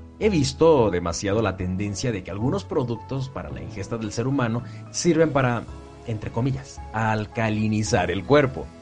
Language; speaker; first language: Spanish; native; Spanish